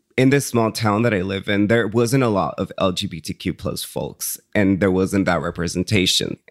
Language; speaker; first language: English; early bilingual, other home language; Spanish